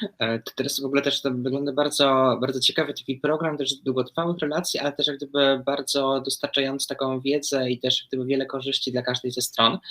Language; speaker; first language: Polish; native; Polish